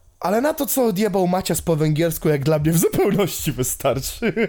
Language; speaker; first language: Polish; native; Polish